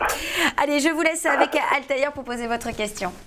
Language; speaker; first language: French; native; French